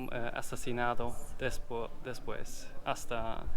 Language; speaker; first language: Spanish; non-native, learner; German